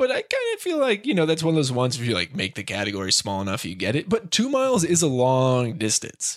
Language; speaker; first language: English; native; English